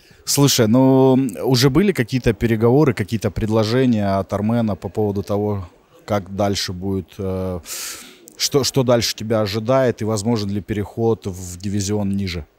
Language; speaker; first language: Russian; native; Russian